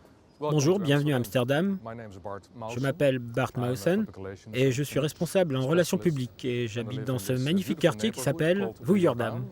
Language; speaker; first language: French; non-native, fluent; Dutch